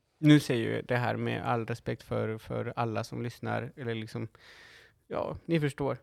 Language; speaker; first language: Swedish; non-native, fluent; Spanish